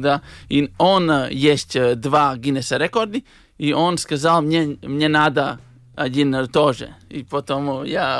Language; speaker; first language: Russian; non-native, learner; Latvian